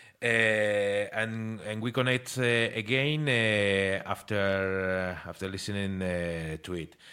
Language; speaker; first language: English; non-native, learner; Spanish